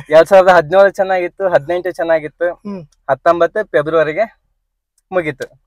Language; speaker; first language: Kannada; native; Kannada